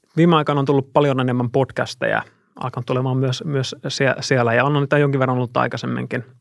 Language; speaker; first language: Finnish; non-native, fluent; Russian